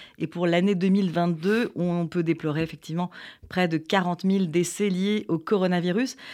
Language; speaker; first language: French; native; French